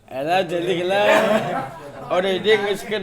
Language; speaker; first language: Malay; non-native, local second language; Sundanese